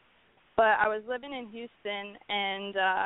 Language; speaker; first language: English; native; English